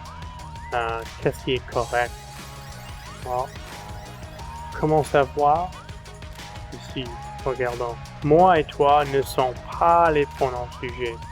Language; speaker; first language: French; non-native, fluent; English